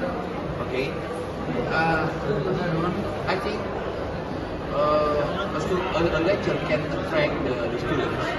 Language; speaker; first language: English; non-native, learner; Indonesian